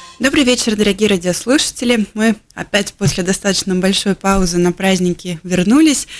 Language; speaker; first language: Russian; native; Russian